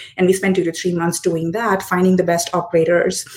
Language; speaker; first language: English; non-native, local second language; Hindi